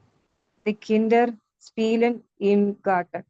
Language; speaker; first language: German; non-native, learner; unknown